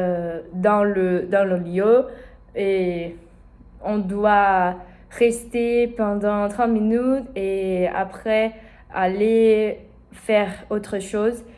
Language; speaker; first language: French; non-native, learner; Portuguese